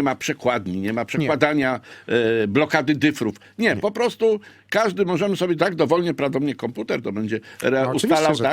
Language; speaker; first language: Polish; native; Polish